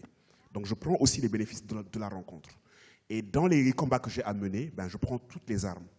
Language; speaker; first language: French; native; French